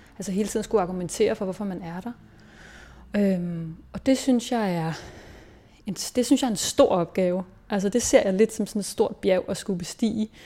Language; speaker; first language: Danish; native; Danish